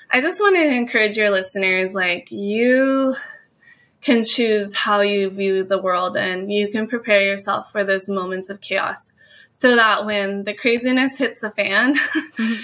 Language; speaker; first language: English; native; English